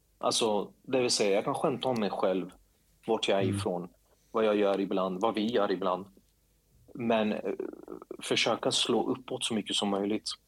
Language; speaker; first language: Swedish; early bilingual, other home language; Kurdish